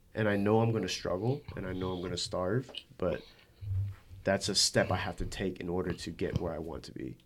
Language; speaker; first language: English; early bilingual, other home language; Korean